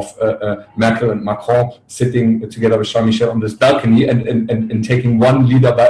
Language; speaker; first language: English; non-native, fluent; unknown